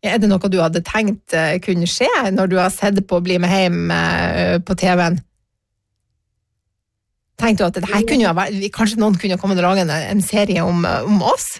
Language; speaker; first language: Norwegian; native; Norwegian